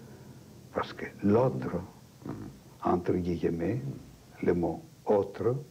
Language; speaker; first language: French; non-native, fluent; Greek